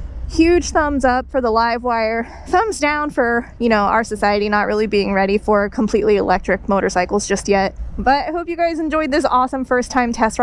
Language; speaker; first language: English; native; English